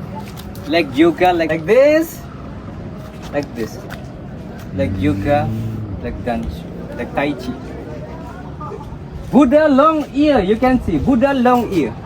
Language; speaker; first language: English; non-native, learner; Indonesian